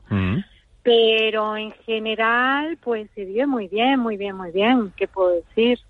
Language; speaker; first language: Spanish; native; Spanish